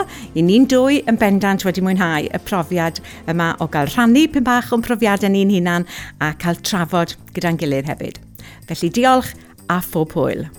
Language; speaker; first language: Welsh; native; Welsh